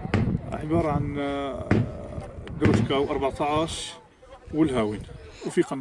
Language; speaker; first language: Arabic; native; Arabic